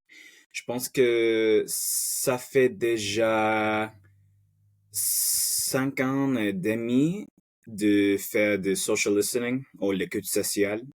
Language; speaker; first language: French; non-native, fluent; Spanish